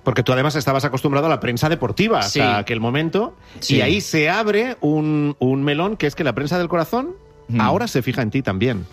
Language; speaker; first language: Spanish; native; Spanish